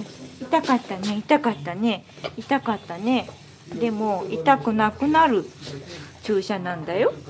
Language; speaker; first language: Japanese; native; Japanese